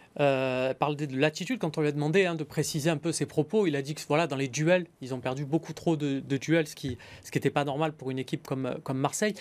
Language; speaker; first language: French; native; French